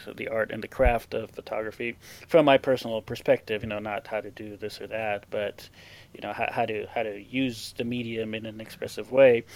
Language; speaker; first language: English; non-native, fluent; Hebrew